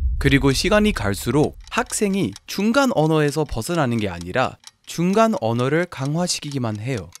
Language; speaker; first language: Korean; non-native, fluent; English